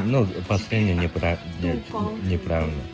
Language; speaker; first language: Russian; non-native, learner; Chinese